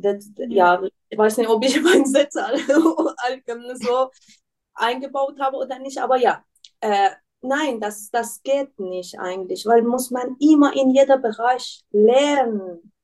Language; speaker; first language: German; non-native, learner; Persian